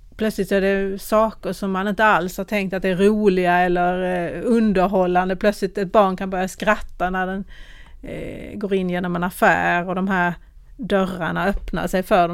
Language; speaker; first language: Swedish; native; Swedish